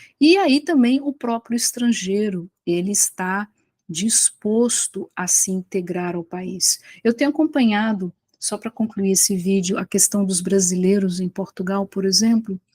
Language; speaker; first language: Portuguese; native; Portuguese